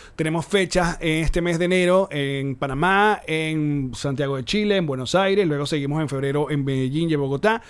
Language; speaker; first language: Spanish; native; Spanish